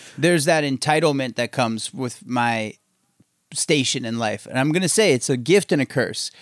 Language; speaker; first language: English; native; English